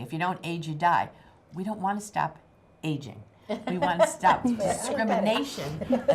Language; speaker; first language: English; native; English